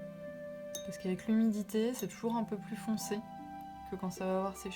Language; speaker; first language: French; native; French